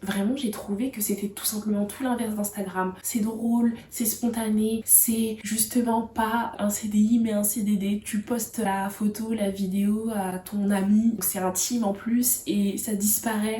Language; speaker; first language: French; native; French